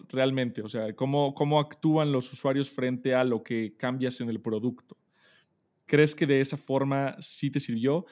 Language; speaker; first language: Spanish; native; Spanish